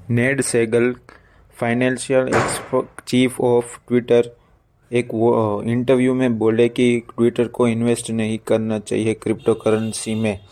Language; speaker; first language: Hindi; non-native, local second language; Gujarati